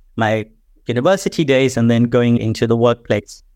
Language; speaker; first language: English; native; English